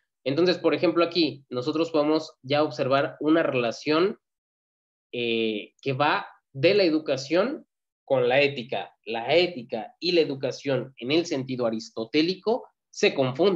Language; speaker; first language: Spanish; native; Spanish